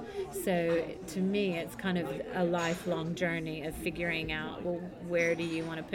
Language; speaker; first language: English; native; English